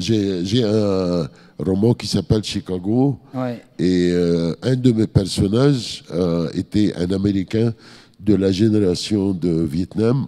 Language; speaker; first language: French; non-native, fluent; Arabic